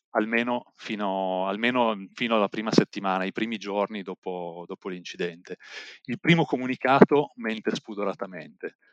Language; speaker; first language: Italian; native; Italian